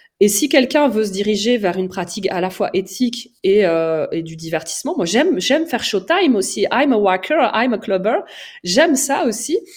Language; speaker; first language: French; native; French